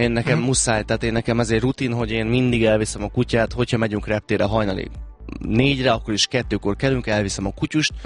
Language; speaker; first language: Hungarian; native; Hungarian